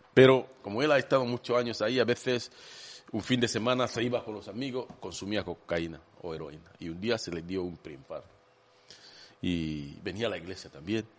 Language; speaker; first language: Spanish; non-native, fluent; Swahili